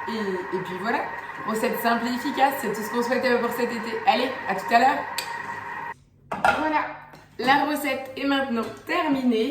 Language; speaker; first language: French; native; French